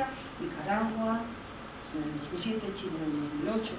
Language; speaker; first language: Spanish; native; Spanish